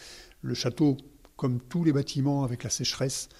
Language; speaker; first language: French; native; French